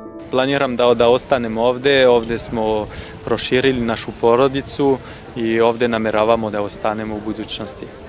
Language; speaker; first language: Serbian; non-native, fluent; French